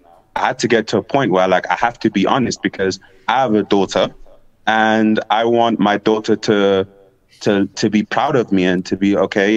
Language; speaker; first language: English; native; English